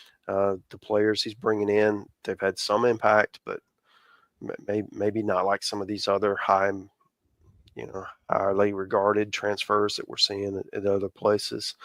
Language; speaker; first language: English; native; English